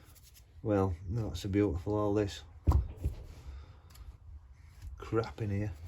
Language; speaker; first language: English; native; English